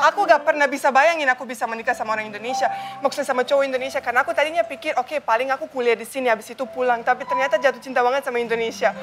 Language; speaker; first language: Indonesian; non-native, fluent; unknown